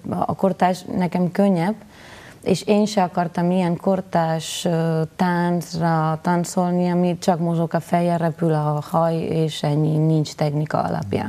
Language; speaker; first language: Hungarian; non-native, fluent; Spanish